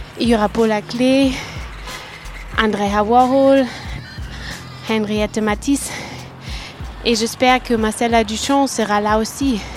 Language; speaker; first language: French; non-native, fluent; German